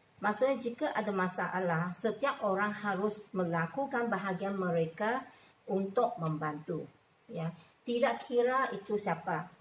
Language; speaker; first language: Malay; non-native, local second language; Chinese